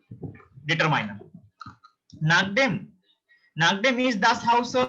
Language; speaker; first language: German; non-native, learner; Hindi